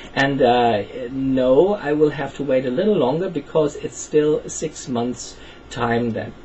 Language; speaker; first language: English; non-native, fluent; German